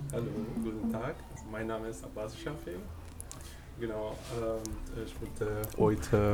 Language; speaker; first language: German; non-native, learner; Arabic